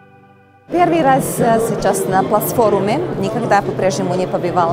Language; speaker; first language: Russian; non-native, learner; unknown